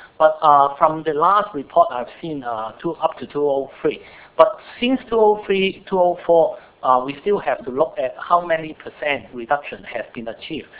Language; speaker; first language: English; non-native, local second language; Cantonese